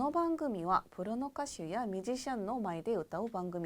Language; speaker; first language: Japanese; non-native, fluent; Korean